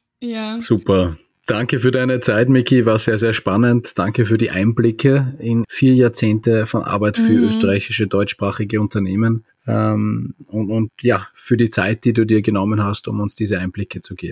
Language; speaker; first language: German; native; German